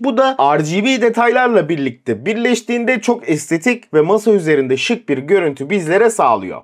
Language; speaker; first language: Turkish; native; Turkish